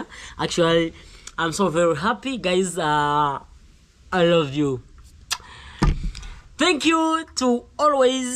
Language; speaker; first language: English; non-native, learner; Swahili